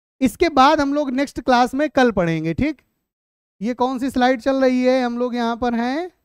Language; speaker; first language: Hindi; native; Hindi